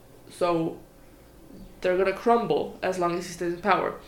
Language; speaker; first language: English; non-native, local second language; Spanish